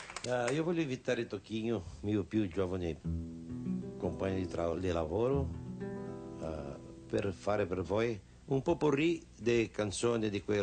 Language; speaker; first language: Italian; non-native, fluent; Portuguese